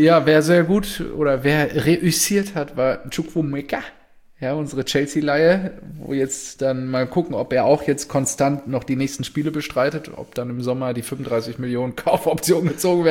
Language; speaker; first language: German; native; German